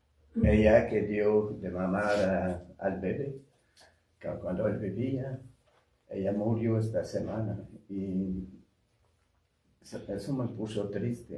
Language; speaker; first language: Spanish; non-native, fluent; French